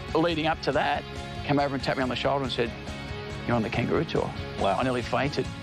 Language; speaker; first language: English; native; English